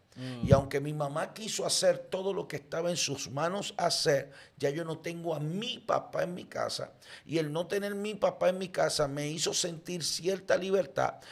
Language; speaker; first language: Spanish; native; Spanish